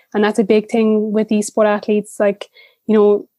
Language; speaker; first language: English; native; English